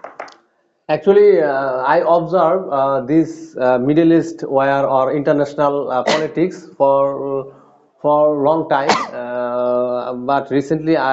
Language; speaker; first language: English; non-native, learner; Bangla